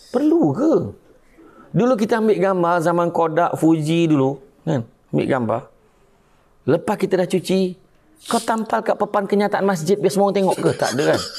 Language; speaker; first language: Malay; native; Malay